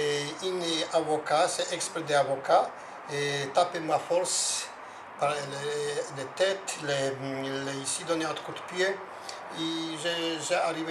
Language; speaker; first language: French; non-native, learner; Polish